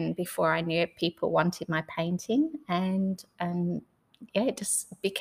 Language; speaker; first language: English; native; English